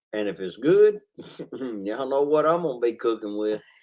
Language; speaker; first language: English; native; English